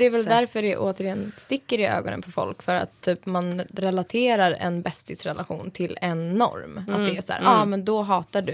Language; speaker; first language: Swedish; native; Swedish